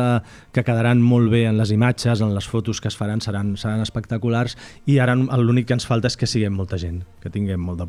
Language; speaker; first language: Catalan; native; Catalan